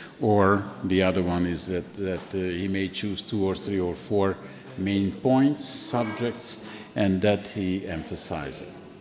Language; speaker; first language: English; non-native, fluent; Hungarian